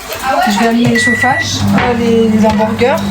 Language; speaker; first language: French; native; French